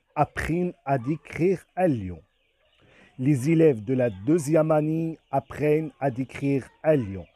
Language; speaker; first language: French; non-native, local second language; Arabic